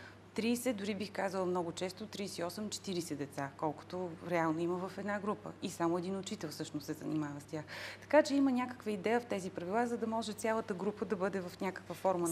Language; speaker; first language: Bulgarian; native; Bulgarian